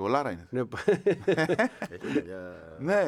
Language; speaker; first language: Greek; non-native, learner; Spanish